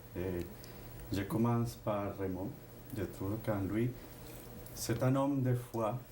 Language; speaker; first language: French; non-native, fluent; Spanish